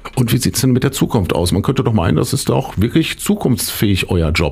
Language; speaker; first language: German; native; German